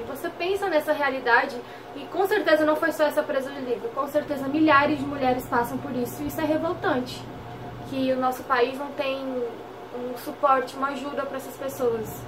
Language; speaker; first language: Portuguese; native; Portuguese